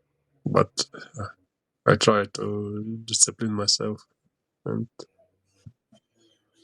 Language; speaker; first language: English; non-native, learner; Ukrainian